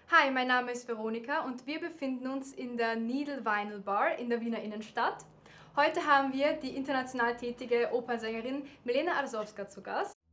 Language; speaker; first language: German; native; German